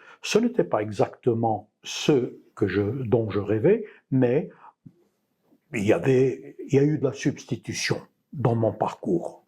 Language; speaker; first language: French; non-native, local second language; Arabic